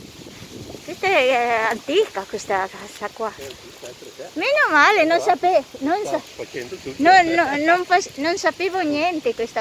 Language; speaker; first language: Italian; non-native, learner; Filipino